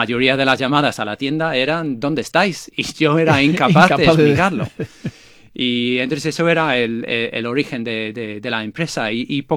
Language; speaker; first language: Spanish; non-native, fluent; English